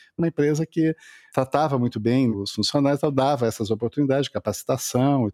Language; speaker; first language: Portuguese; native; Portuguese